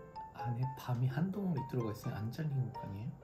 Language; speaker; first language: Korean; non-native, fluent; Japanese